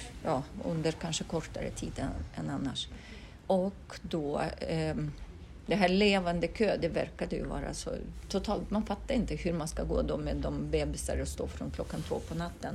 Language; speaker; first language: Swedish; non-native, fluent; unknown